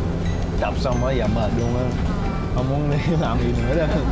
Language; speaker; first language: Vietnamese; early bilingual, heritage; English